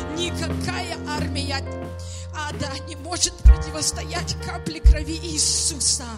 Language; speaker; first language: Russian; native; Russian